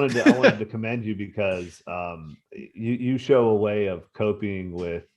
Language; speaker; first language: English; native; English